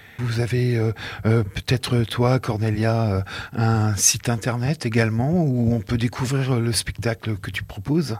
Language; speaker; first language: French; native; French